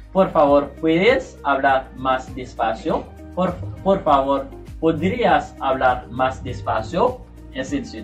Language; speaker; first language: Spanish; non-native, learner; Haitian Creole